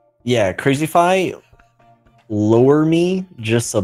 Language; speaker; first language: English; native; English